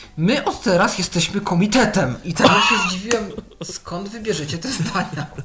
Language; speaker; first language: Polish; native; Polish